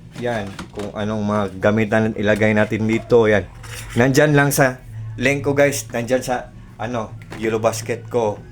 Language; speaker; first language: Filipino; non-native, local second language; Cebuano